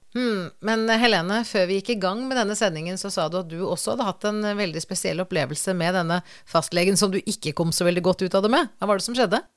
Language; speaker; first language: Norwegian; native; Norwegian